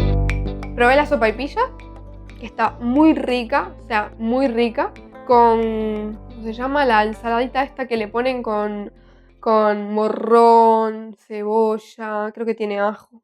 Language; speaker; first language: Spanish; native; Spanish